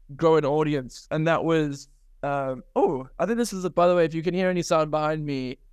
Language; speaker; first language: English; native; English